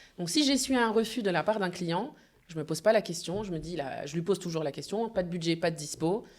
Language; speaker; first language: French; early bilingual, other home language; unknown